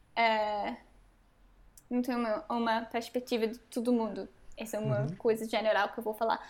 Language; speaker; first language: Portuguese; non-native, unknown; English